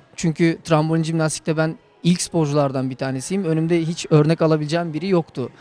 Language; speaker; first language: Turkish; native; Turkish